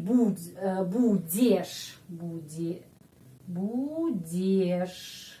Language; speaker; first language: Russian; non-native, fluent; Indonesian